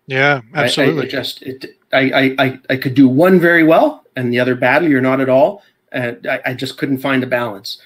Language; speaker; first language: English; native; English